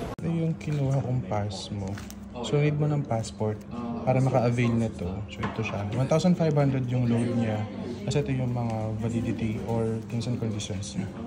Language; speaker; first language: Filipino; native; Filipino